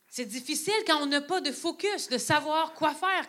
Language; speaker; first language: French; native; French